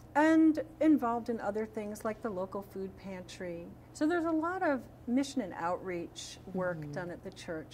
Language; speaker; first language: English; native; English